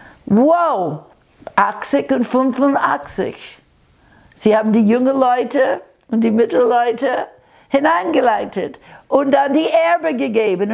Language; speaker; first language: German; non-native, fluent; English